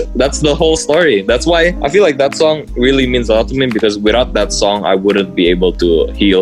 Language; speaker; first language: English; early bilingual, heritage; English